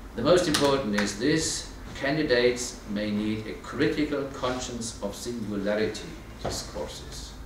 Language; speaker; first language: English; non-native, fluent; German